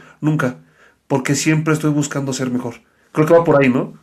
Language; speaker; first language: Spanish; native; Spanish